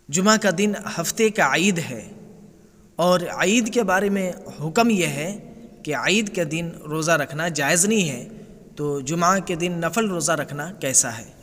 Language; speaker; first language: Hindi; native; Hindi